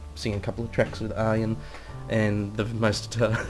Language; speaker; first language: English; native; English